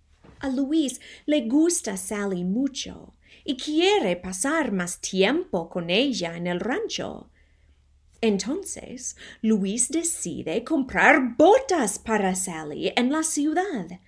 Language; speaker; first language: Spanish; non-native, fluent; English